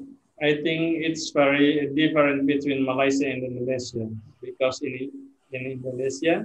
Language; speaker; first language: English; non-native, fluent; Indonesian